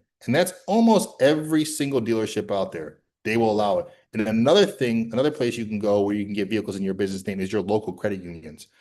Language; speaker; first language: English; native; English